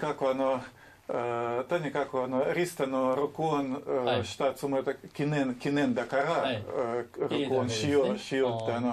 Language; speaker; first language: Japanese; non-native, learner; Russian